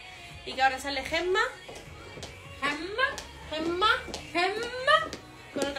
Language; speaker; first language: Spanish; native; Spanish